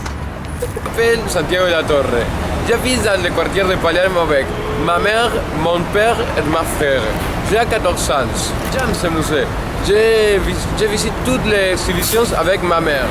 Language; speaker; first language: French; non-native, learner; Spanish